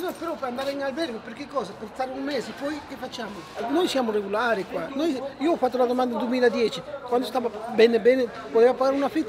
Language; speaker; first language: Italian; non-native, fluent; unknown